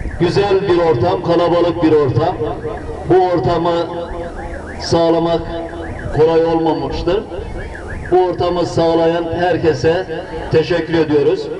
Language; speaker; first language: Turkish; native; Turkish